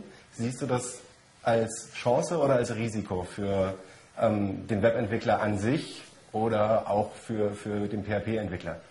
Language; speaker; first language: German; native; German